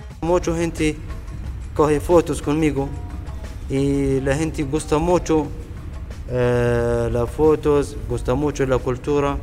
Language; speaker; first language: Spanish; non-native, learner; Arabic